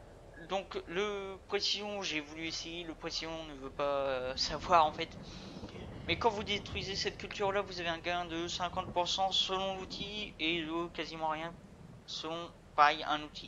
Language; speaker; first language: French; native; French